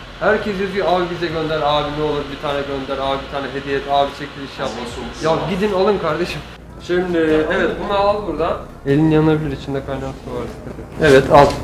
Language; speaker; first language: Turkish; native; Turkish